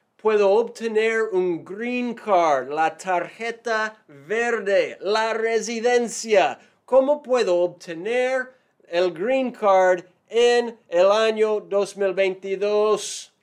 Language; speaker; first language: Spanish; non-native, fluent; English